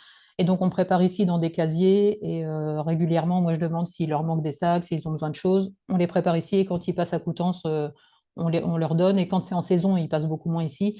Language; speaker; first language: French; native; French